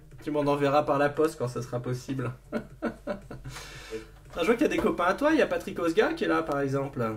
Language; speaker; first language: French; native; French